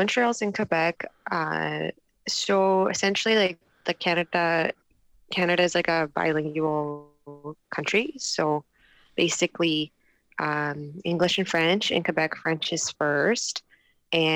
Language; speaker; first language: English; native; English